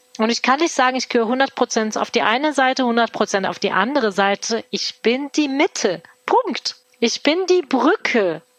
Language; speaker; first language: German; early bilingual, other home language; Turkish